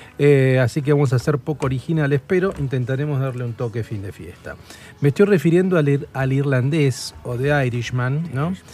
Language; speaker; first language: Spanish; native; Spanish